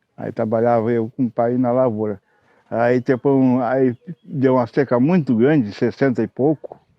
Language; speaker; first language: Portuguese; non-native, local second language; Low German